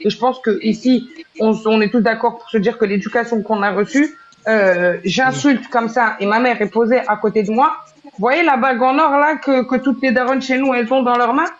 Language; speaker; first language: French; native; French